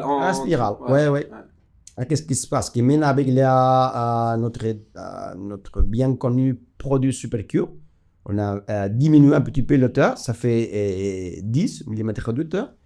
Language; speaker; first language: French; non-native, fluent; Spanish